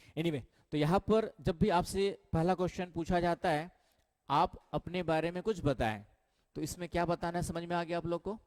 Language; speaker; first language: Hindi; native; Hindi